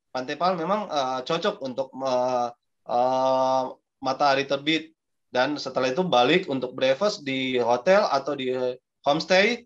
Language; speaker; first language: Indonesian; native; Indonesian